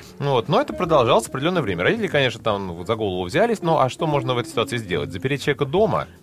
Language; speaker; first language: Russian; native; Russian